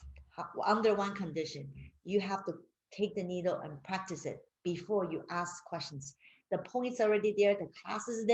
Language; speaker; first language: English; non-native, fluent; Chinese